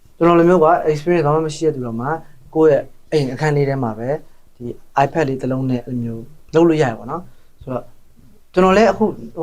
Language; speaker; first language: Burmese; native; Burmese